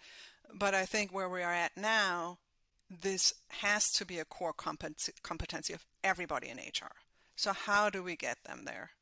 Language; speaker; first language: English; non-native, fluent; German